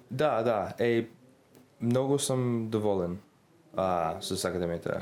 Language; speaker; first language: Bulgarian; non-native, learner; English